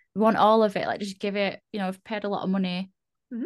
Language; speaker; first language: English; native; English